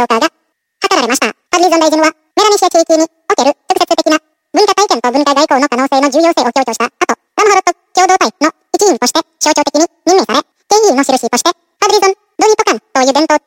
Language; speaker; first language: Japanese; non-native, fluent; Indonesian